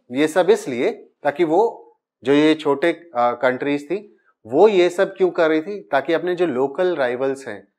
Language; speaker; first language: Hindi; native; Hindi